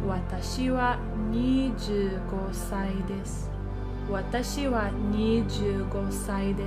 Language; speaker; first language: Japanese; non-native, fluent; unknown